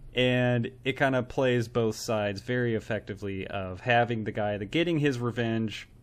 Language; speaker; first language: English; native; English